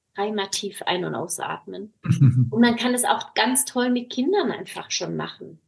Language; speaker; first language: German; native; German